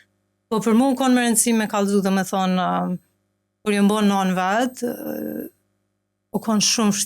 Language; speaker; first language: Albanian; native; Albanian